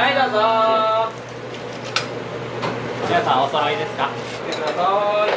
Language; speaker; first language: Japanese; native; Japanese